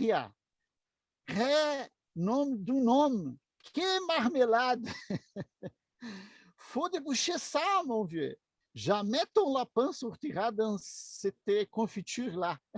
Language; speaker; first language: French; non-native, learner; Portuguese